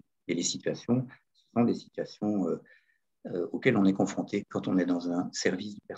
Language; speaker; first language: French; native; French